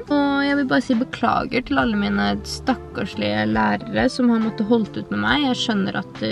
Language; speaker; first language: Norwegian; native; Norwegian